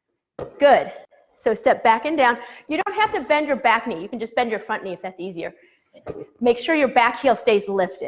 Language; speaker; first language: English; native; English